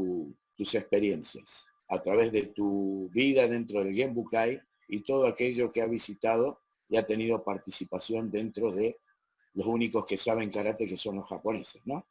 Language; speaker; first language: Spanish; native; Spanish